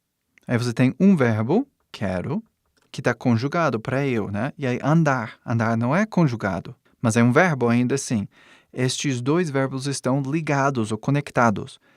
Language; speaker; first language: Portuguese; non-native, fluent; English